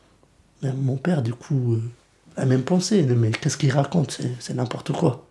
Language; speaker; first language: French; early bilingual, other home language; Kurdish